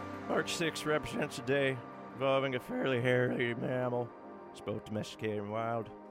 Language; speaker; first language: English; early bilingual, other home language; Finnish